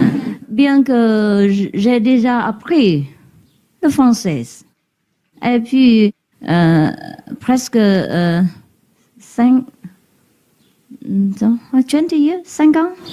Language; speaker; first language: French; non-native, learner; Vietnamese